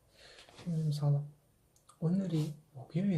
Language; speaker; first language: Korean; non-native, fluent; Kazakh